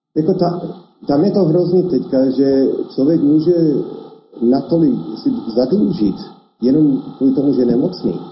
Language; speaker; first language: Czech; non-native, fluent; English